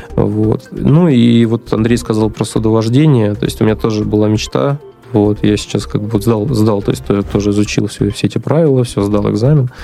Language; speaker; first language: Russian; native; Russian